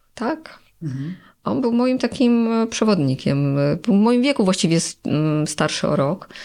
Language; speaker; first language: Polish; native; Polish